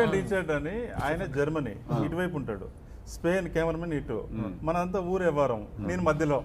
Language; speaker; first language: Telugu; native; Telugu